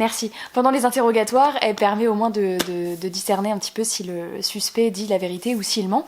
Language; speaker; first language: French; native; French